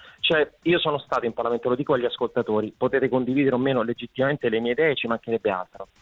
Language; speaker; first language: Italian; native; Italian